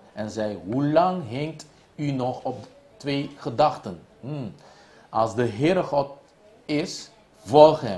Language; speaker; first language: Dutch; non-native, local second language; Papiamento